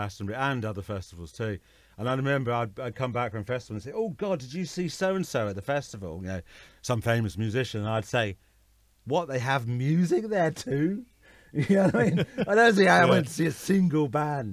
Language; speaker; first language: English; native; English